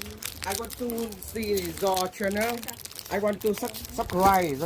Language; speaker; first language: English; non-native, learner; Vietnamese